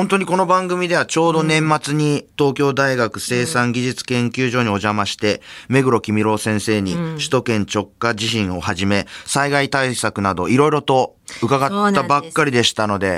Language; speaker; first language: Japanese; native; Japanese